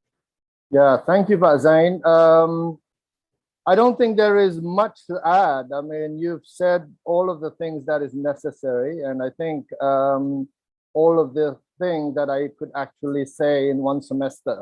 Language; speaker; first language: English; non-native, fluent; Indonesian